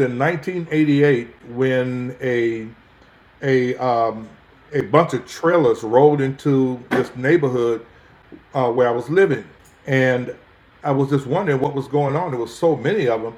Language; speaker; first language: English; native; English